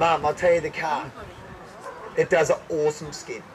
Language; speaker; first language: English; native; English